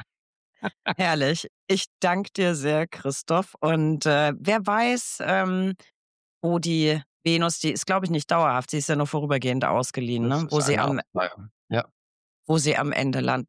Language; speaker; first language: German; native; German